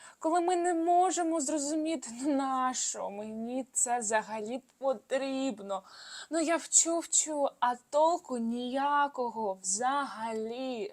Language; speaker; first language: Ukrainian; non-native, fluent; Russian